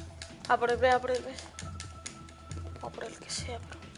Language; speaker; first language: Spanish; native; Spanish